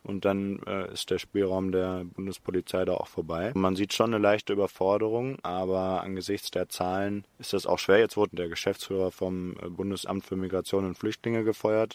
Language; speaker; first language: German; native; German